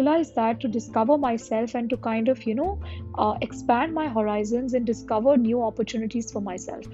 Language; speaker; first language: English; non-native, local second language; Hindi